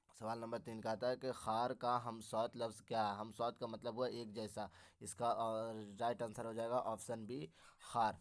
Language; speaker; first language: Urdu; native; Urdu